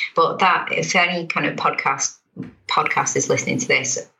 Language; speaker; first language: English; native; English